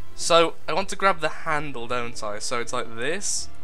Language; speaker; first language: English; native; English